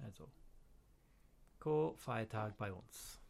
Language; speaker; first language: German; non-native, learner; English